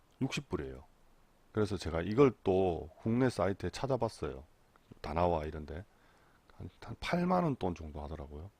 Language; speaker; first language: Korean; native; Korean